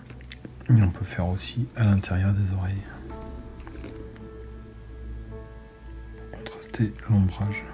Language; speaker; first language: French; native; French